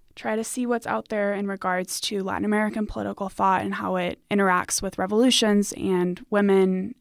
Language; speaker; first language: English; native; English